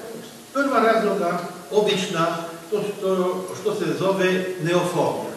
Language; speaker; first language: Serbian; non-native, fluent; French